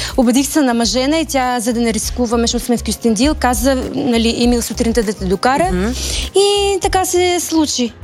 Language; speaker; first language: Bulgarian; early bilingual, heritage; Bulgarian